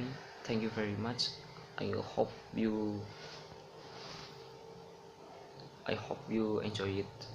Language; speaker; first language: English; non-native, learner; Indonesian